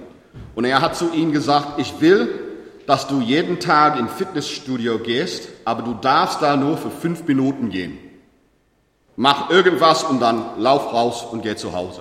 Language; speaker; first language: German; non-native, learner; English